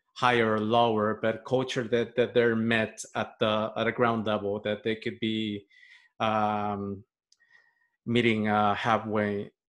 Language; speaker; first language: English; non-native, fluent; Spanish